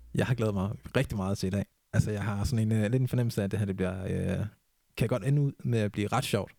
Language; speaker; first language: Danish; early bilingual, other home language; English